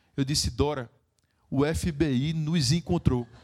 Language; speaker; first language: Portuguese; native; Portuguese